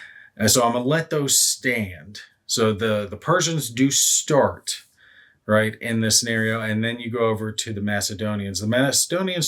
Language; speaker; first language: English; native; English